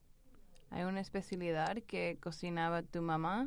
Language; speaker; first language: Spanish; early bilingual, heritage; English